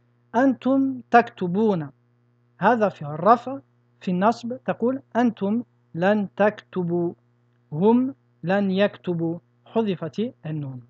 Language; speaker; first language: Arabic; non-native, fluent; French